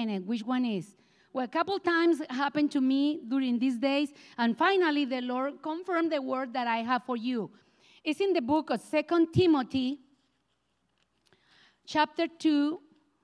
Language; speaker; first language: English; non-native, learner; Spanish